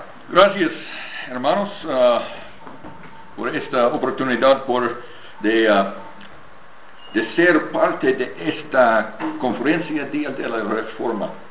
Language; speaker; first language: Spanish; non-native, learner; English